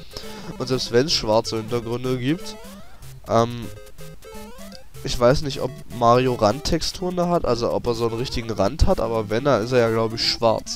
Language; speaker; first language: German; native; German